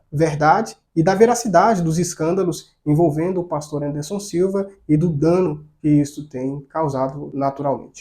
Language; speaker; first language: Portuguese; native; Portuguese